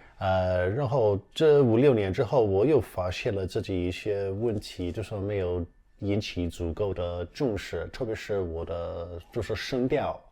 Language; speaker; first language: Chinese; non-native, fluent; English